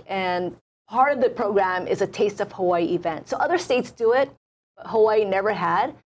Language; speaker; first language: English; native; English